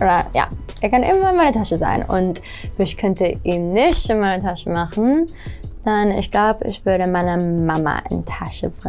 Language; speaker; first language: German; early bilingual, heritage; English